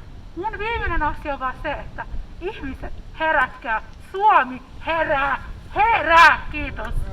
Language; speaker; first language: Finnish; early bilingual, other home language; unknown